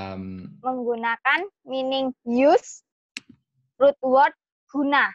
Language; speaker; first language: English; non-native, learner; Indonesian